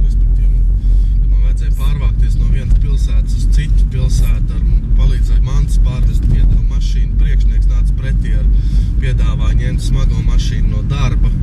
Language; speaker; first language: Latvian; native; Latvian